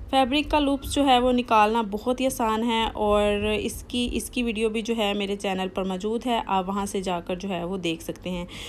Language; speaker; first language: Urdu; native; Urdu